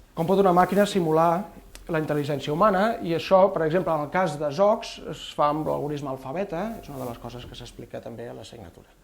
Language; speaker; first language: Catalan; native; Catalan